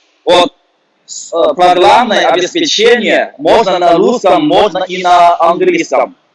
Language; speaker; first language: Russian; non-native, fluent; Chinese